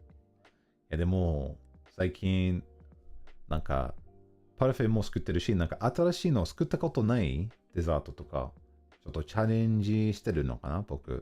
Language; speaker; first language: Japanese; non-native, learner; English